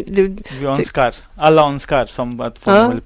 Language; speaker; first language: Swedish; non-native, learner; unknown